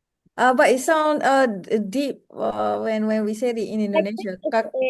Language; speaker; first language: English; non-native, local second language; Malay